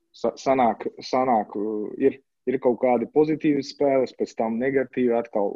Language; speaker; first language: Latvian; non-native, local second language; Russian